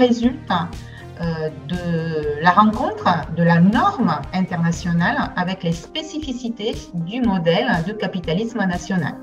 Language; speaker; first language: French; non-native, fluent; Bulgarian